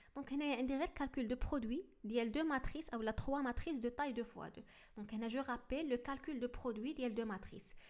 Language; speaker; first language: French; non-native, local second language; Arabic